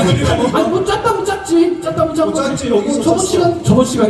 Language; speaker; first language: Korean; native; Korean